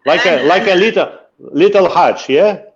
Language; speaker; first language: English; non-native, fluent; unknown